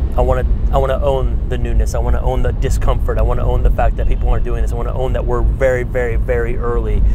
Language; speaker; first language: English; native; English